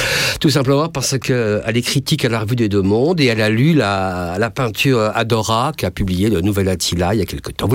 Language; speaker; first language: French; native; French